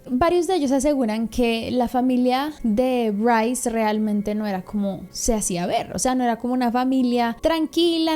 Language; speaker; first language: Spanish; native; Spanish